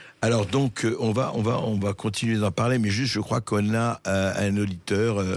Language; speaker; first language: French; native; French